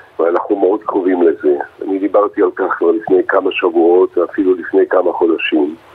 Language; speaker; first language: Hebrew; native; Hebrew